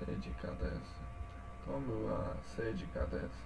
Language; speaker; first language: Japanese; non-native, learner; English